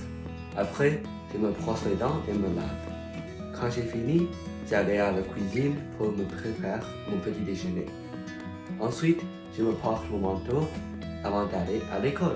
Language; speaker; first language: French; non-native, learner; English